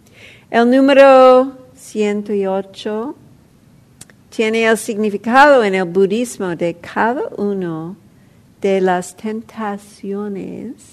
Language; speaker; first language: Spanish; non-native, fluent; English